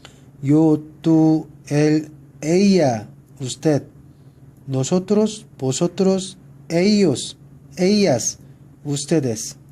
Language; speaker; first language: Spanish; non-native, learner; Korean